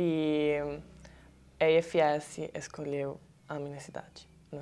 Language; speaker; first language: Portuguese; non-native, learner; Italian